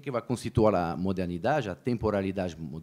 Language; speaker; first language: Portuguese; native; Portuguese